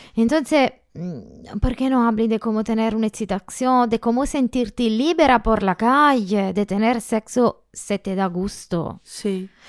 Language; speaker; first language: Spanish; non-native, learner; Italian